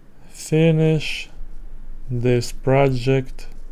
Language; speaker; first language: English; non-native, learner; Russian